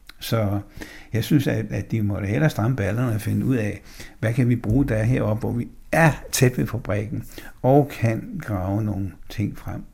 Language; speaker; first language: Danish; native; Danish